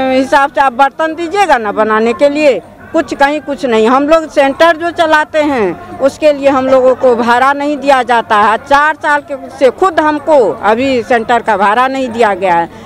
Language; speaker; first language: Hindi; native; Hindi